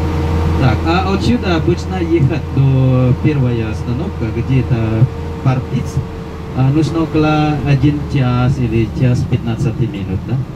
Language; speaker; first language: Russian; non-native, fluent; Indonesian